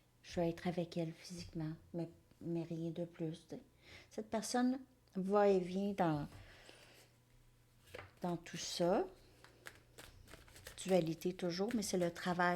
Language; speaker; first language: French; native; French